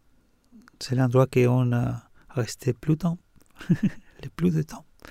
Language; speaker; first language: French; non-native, learner; Spanish